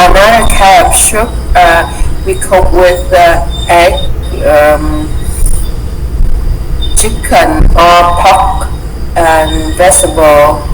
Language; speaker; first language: English; non-native, learner; Vietnamese